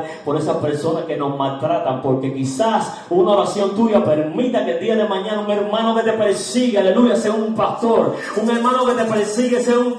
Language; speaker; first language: Spanish; native; Spanish